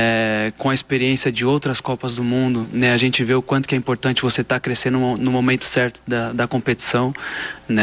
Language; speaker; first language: Portuguese; native; Portuguese